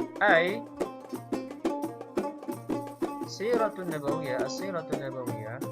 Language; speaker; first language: Arabic; non-native, fluent; Indonesian